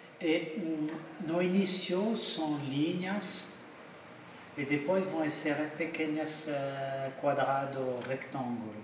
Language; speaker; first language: Portuguese; non-native, learner; French